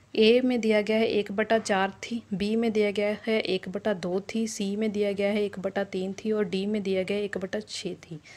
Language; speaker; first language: Hindi; non-native, local second language; Punjabi